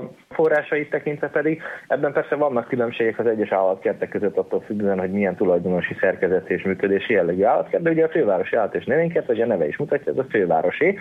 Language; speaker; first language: Hungarian; native; Hungarian